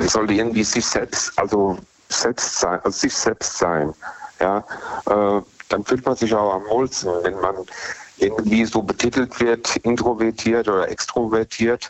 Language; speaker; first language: German; native; German